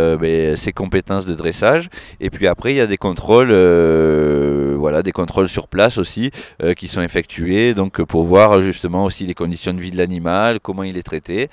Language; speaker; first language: French; native; French